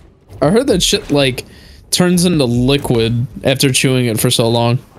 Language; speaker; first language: English; native; English